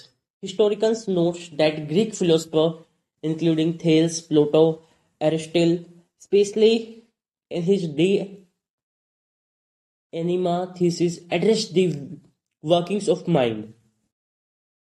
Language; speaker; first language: English; non-native, local second language; Hindi